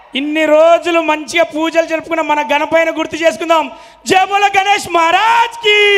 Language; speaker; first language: Telugu; native; Telugu